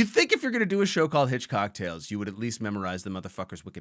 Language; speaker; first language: English; native; English